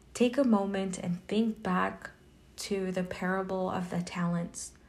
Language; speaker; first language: English; early bilingual, other home language; Spanish